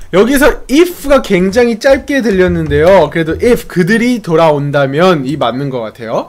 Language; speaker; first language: Korean; native; Korean